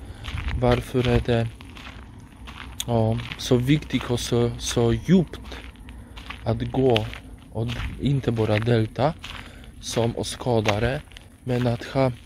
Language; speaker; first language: Swedish; non-native, fluent; Polish